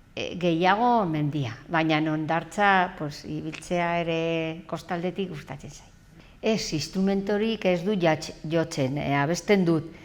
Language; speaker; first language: Basque; non-native, local second language; Spanish